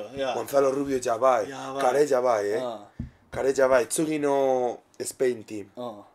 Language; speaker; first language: Japanese; non-native, learner; Spanish